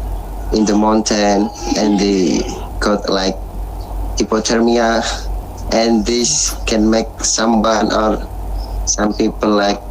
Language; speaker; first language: English; non-native, learner; Indonesian